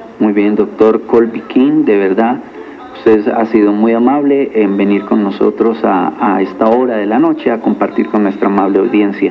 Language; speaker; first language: Spanish; native; Spanish